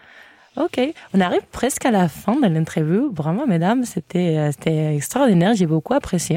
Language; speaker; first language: French; non-native, fluent; Spanish